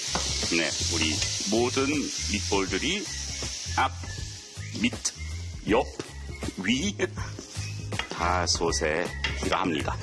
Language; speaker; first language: Korean; non-native, learner; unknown